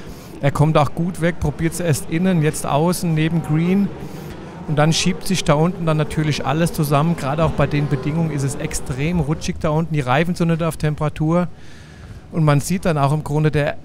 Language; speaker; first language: German; native; German